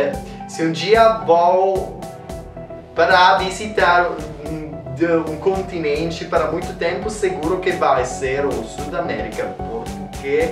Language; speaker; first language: Portuguese; non-native, learner; Italian